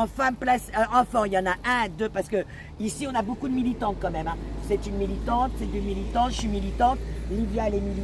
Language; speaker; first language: French; native; French